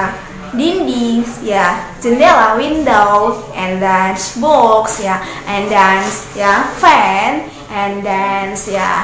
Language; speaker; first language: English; non-native, learner; Indonesian